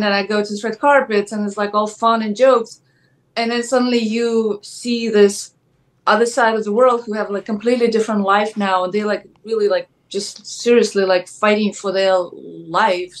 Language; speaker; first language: English; non-native, fluent; Ukrainian